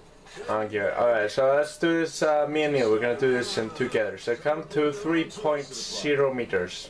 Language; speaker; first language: English; non-native, fluent; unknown